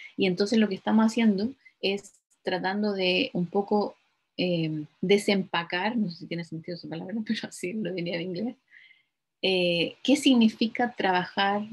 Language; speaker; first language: Spanish; native; Spanish